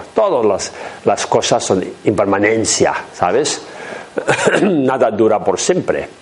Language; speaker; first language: Spanish; non-native, learner; Chinese